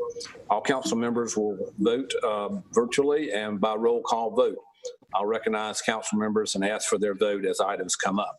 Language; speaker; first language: English; native; English